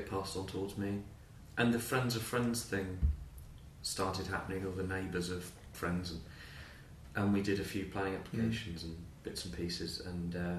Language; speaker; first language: English; native; English